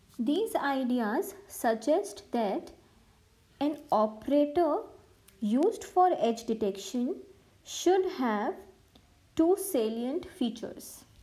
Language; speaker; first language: English; non-native, local second language; Hindi